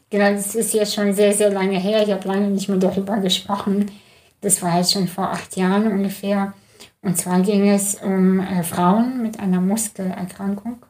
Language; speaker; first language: German; early bilingual, other home language; Russian